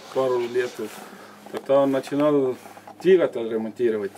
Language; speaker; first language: Russian; non-native, learner; Latvian